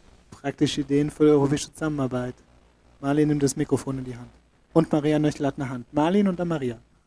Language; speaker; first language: German; native; German